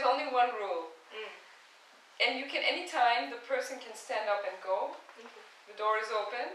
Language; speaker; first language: English; non-native, fluent; Turkish